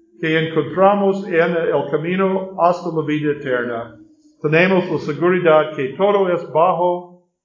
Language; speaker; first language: Spanish; non-native, learner; English